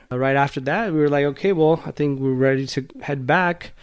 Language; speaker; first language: English; non-native, local second language; Gujarati